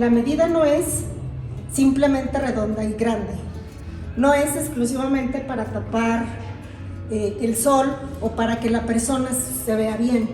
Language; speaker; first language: Spanish; native; Spanish